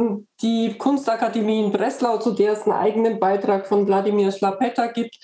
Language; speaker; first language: German; native; German